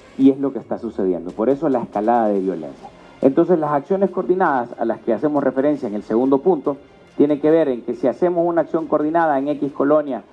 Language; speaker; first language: Spanish; native; Spanish